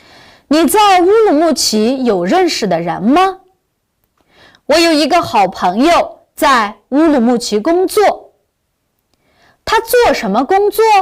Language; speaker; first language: Chinese; non-native, local second language; Uyghur